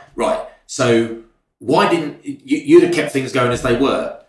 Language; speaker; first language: English; native; English